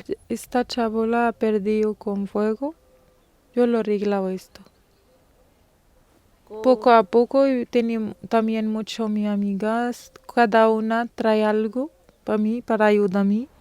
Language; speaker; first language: Spanish; non-native, learner; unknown